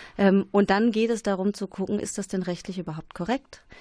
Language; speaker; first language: German; native; German